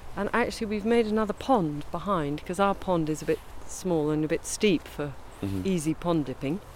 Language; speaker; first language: English; native; English